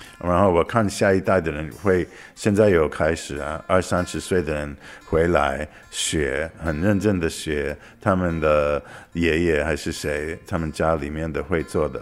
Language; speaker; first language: Chinese; non-native, fluent; English